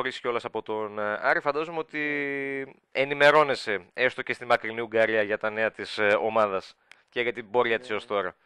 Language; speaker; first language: Greek; native; Greek